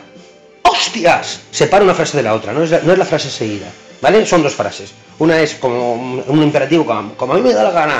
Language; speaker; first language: Spanish; native; Spanish